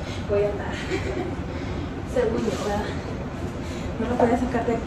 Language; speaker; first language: Spanish; early bilingual, heritage; Spanish